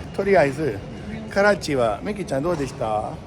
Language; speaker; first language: Japanese; non-native, fluent; Urdu